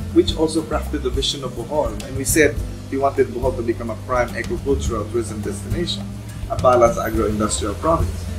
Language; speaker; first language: English; non-native, local second language; Cebuano